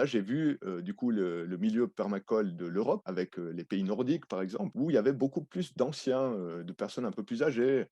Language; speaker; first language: French; native; French